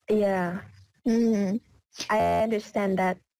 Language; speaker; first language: English; non-native, learner; Vietnamese